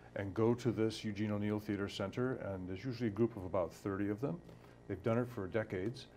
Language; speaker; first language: English; native; English